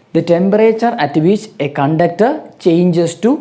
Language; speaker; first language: English; non-native, local second language; Malayalam